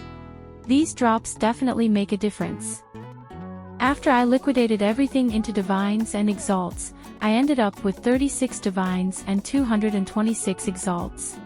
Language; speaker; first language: English; native; English